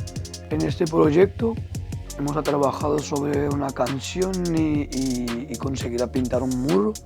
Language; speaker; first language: Spanish; non-native, fluent; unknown